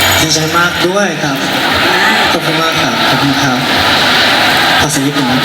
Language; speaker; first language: Thai; non-native, learner; Japanese